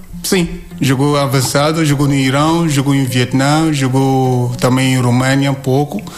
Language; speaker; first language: Portuguese; non-native, learner; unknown